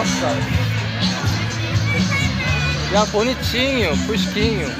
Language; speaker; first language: Portuguese; non-native, learner; Korean